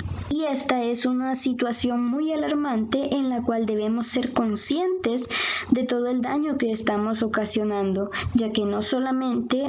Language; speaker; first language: Spanish; native; Spanish